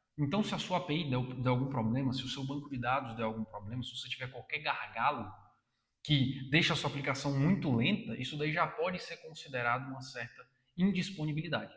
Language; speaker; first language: Portuguese; native; Portuguese